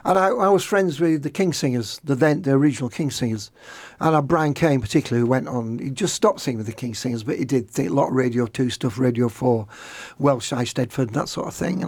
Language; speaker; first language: English; native; English